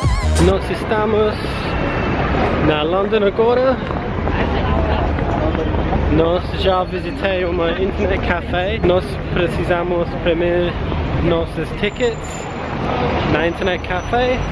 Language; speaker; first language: Portuguese; non-native, learner; English